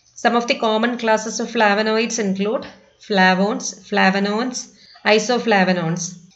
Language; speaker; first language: English; non-native, local second language; Malayalam